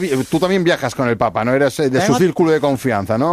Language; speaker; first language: Spanish; native; Spanish